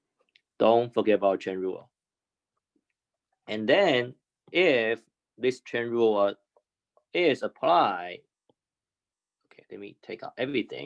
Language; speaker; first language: English; non-native, fluent; Chinese